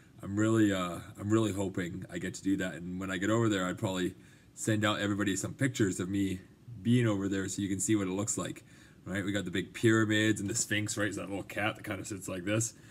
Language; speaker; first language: English; native; English